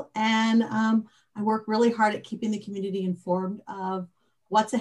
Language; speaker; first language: English; native; English